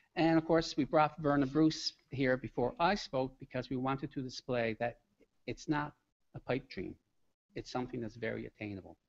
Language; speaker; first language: English; native; English